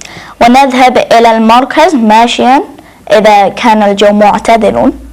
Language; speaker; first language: Arabic; non-native, learner; English